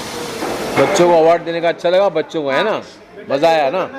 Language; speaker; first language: Hindi; native; Hindi